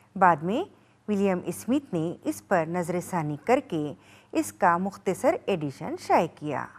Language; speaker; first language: Urdu; native; Urdu